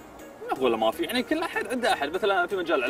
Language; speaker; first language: Arabic; native; Arabic